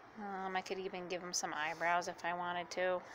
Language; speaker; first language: English; native; English